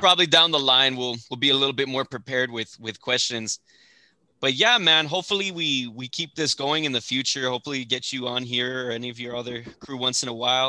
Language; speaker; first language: English; early bilingual, other home language; Spanish